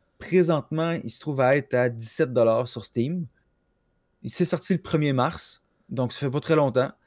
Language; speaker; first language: French; native; French